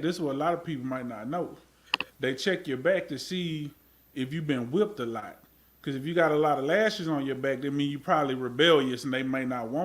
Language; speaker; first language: English; native; English